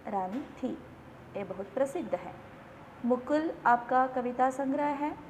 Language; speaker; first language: Hindi; non-native, local second language; Kannada